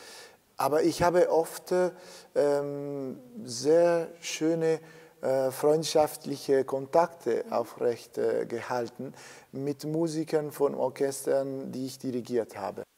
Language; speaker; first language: German; non-native, fluent; Italian